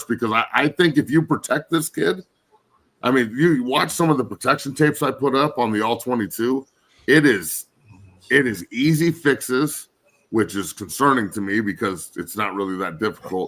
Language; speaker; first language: English; native; English